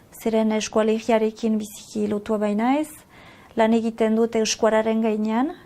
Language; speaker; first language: Basque; native; Basque